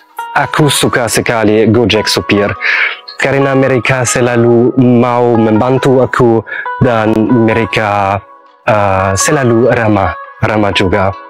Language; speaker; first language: Indonesian; non-native, learner; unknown